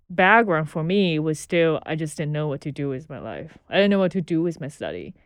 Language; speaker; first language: English; non-native, fluent; Chinese